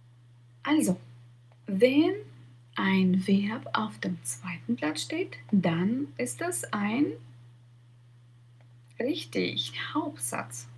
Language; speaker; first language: German; non-native, fluent; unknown